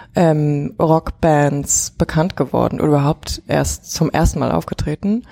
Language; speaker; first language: German; early bilingual, heritage; Chinese